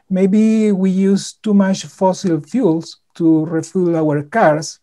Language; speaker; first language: English; non-native, fluent; Spanish